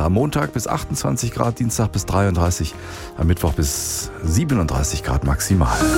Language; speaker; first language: German; native; German